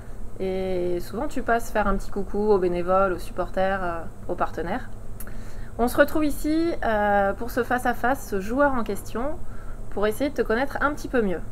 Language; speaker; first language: French; native; French